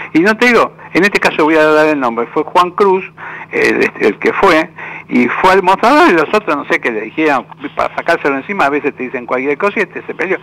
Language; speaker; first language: Spanish; native; Spanish